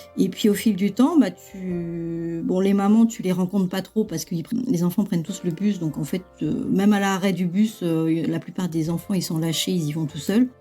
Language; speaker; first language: French; early bilingual, other home language; Chinese